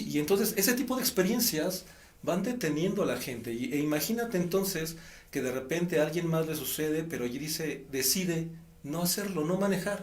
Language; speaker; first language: Spanish; native; Spanish